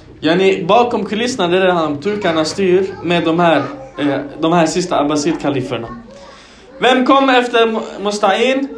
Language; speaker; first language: Swedish; early bilingual, other home language; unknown